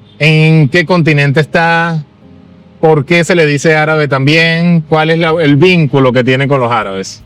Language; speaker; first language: Spanish; native; Spanish